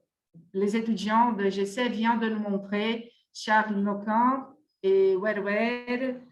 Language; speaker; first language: French; non-native, fluent; Portuguese